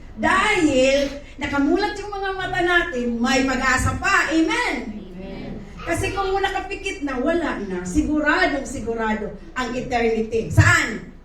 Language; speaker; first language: Filipino; non-native, local second language; Cebuano